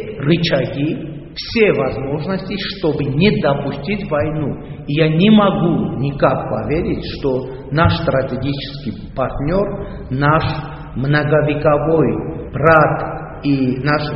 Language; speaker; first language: Russian; non-native, local second language; Armenian